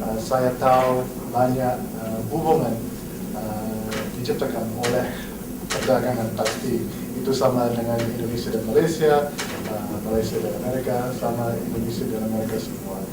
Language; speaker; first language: Indonesian; non-native, fluent; English